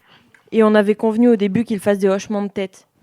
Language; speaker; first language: French; native; French